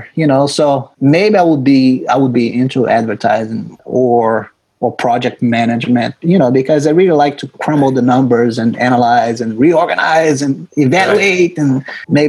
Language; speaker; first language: English; non-native, fluent; Portuguese